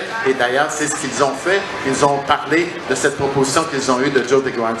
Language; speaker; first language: French; native; French